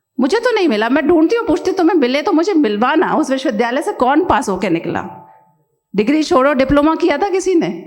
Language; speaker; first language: Hindi; native; Hindi